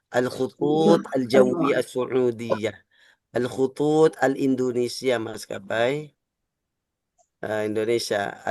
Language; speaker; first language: Arabic; non-native, fluent; Indonesian